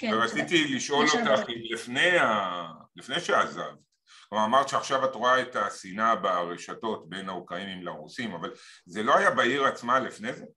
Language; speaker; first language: Hebrew; native; Hebrew